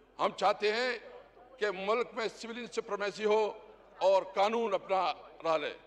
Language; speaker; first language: Urdu; non-native, local second language; Pashto